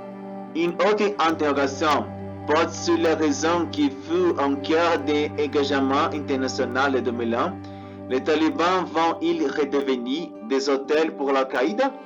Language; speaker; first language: French; non-native, learner; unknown